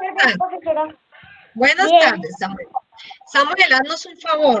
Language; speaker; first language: Spanish; native; Spanish